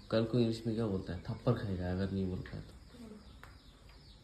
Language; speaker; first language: Hindi; native; Hindi